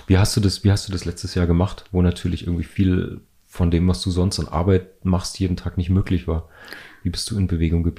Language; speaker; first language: German; native; German